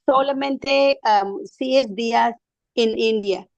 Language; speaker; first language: Spanish; non-native, learner; English